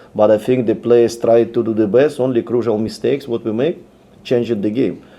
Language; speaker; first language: English; non-native, learner; Ukrainian